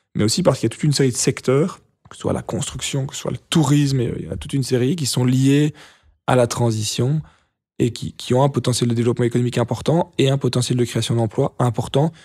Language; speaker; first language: French; native; French